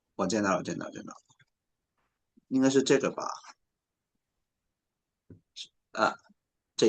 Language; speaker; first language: Chinese; non-native, local second language; Cantonese